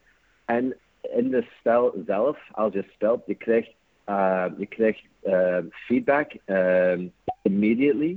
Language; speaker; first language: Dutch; non-native, fluent; English